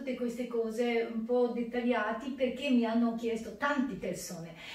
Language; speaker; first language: Italian; non-native, learner; Japanese